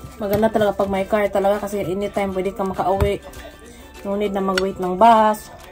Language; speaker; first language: Filipino; non-native, local second language; Waray